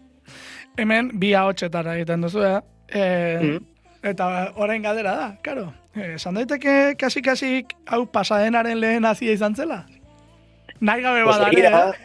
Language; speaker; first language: Basque; native; Basque